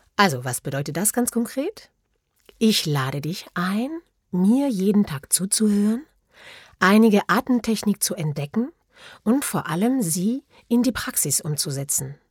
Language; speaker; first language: German; non-native, fluent; French